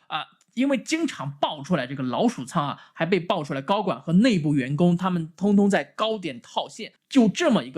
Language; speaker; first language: Chinese; native; Chinese